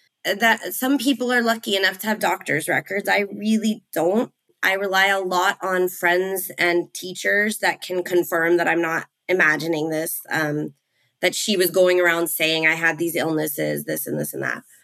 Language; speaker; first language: English; native; English